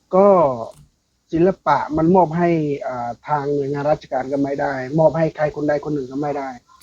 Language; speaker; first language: Thai; non-native, local second language; Northern Khmer